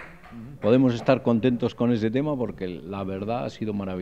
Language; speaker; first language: Spanish; native; Spanish